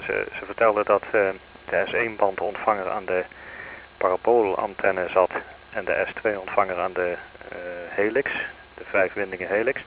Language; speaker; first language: Dutch; native; Dutch